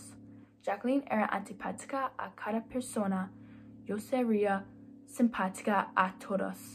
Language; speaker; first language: Spanish; non-native, learner; English